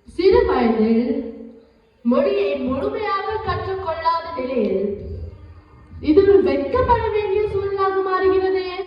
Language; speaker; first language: Tamil; early bilingual, heritage; Tamil